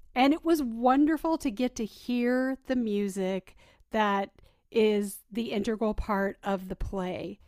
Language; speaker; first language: English; native; English